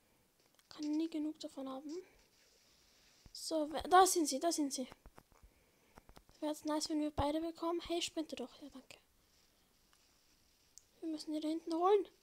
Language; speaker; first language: German; native; German